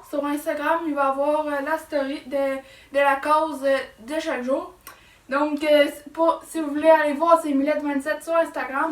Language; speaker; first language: French; native; French